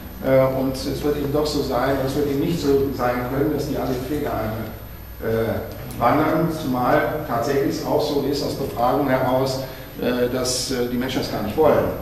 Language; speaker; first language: German; native; German